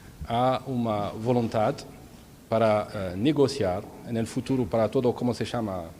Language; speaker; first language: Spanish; non-native, learner; Arabic